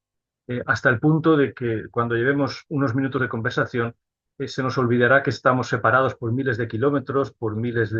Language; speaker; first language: Spanish; native; Spanish